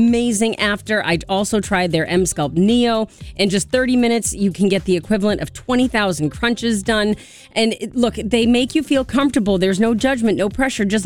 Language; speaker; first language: English; native; English